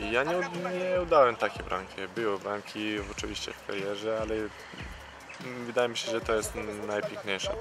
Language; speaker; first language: Polish; non-native, learner; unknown